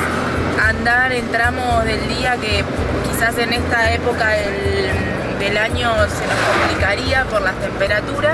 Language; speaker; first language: Spanish; native; Spanish